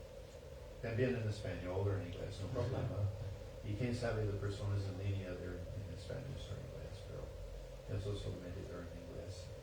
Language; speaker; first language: Spanish; non-native, learner; English